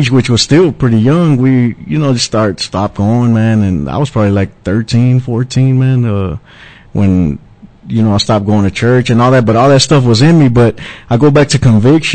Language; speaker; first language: English; native; English